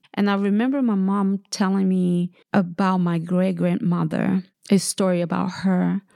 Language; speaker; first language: English; early bilingual, other home language; Portuguese